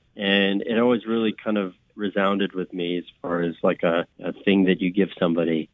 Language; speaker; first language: English; native; English